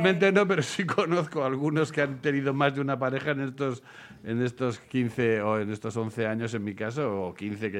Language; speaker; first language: Spanish; native; Spanish